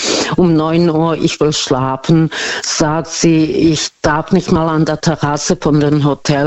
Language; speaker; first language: German; non-native, fluent; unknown